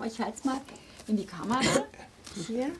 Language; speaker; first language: German; native; German